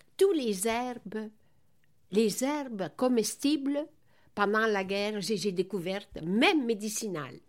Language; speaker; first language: French; non-native, fluent; Italian